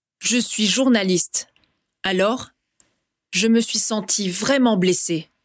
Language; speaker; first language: French; early bilingual, other home language; Vietnamese